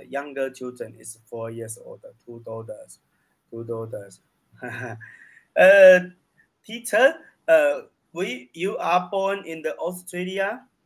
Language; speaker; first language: English; non-native, learner; Chinese